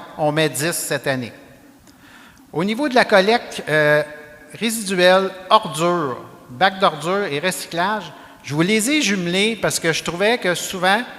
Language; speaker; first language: French; native; French